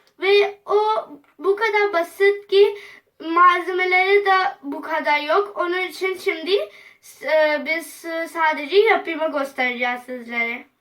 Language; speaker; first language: Turkish; non-native, learner; Urdu